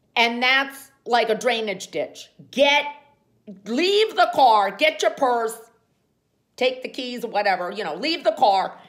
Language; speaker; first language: English; native; English